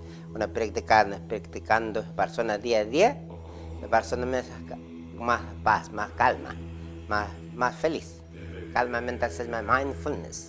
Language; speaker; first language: Spanish; non-native, learner; Ladakhi